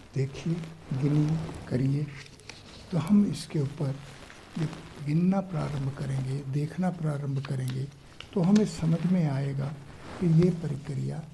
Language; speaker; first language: Hindi; native; Hindi